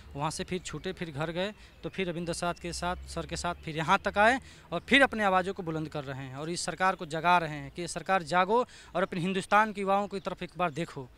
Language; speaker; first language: Hindi; native; Hindi